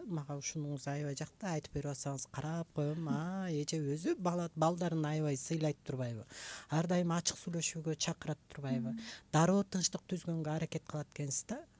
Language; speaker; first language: Kyrgyz; native; Kyrgyz